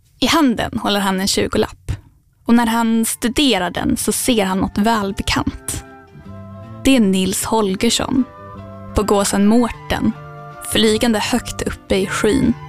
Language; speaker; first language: Swedish; native; Swedish